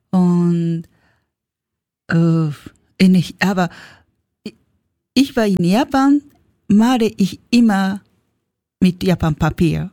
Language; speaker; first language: German; non-native, learner; Japanese